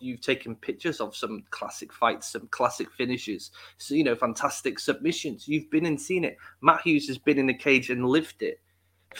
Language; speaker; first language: English; native; English